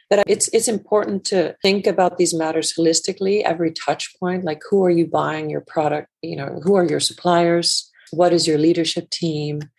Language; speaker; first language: English; non-native, fluent; Icelandic